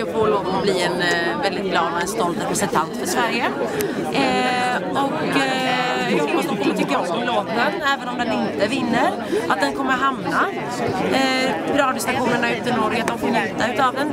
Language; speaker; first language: Swedish; early bilingual, other home language; Greek